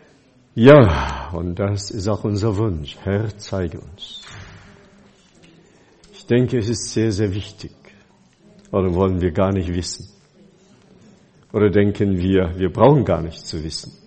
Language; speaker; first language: German; non-native, fluent; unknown